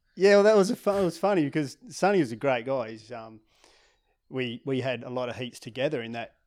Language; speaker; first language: English; native; English